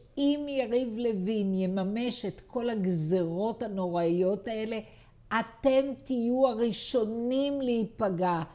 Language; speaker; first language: Hebrew; native; Hebrew